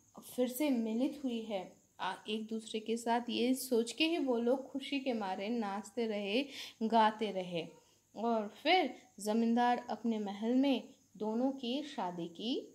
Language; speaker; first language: Hindi; non-native, local second language; Bangla